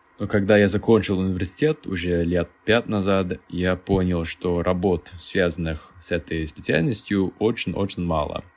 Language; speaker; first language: Russian; non-native, fluent; English